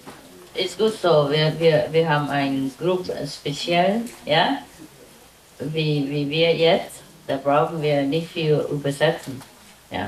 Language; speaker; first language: German; non-native, learner; Vietnamese